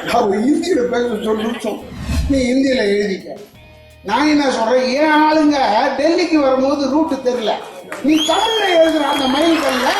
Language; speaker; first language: Tamil; native; Tamil